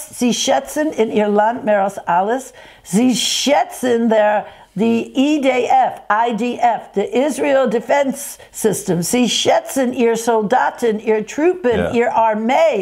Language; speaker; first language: German; non-native, fluent; English